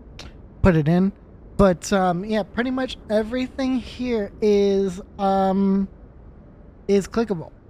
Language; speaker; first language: English; native; English